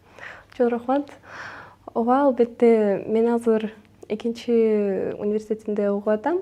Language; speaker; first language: Kyrgyz; non-native, local second language; Russian